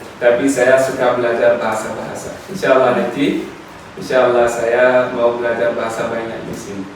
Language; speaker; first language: Indonesian; non-native, learner; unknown